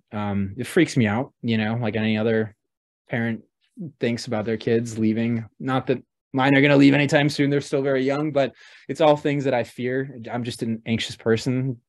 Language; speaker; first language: English; native; English